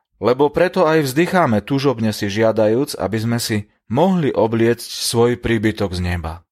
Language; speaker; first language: Slovak; native; Slovak